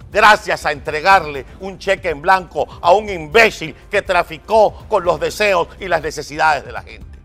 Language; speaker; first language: Spanish; native; Spanish